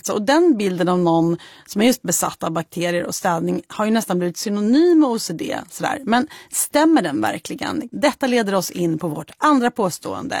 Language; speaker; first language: Swedish; native; Swedish